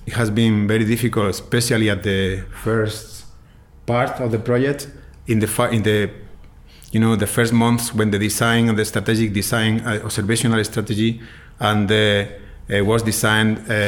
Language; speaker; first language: English; non-native, fluent; Spanish